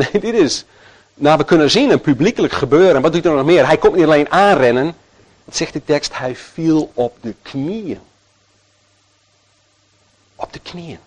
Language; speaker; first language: Dutch; native; Dutch